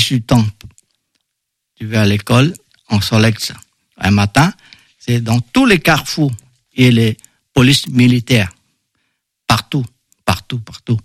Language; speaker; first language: French; non-native, fluent; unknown